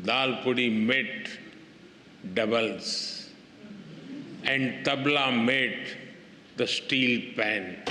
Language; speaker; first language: English; non-native, local second language; Hindi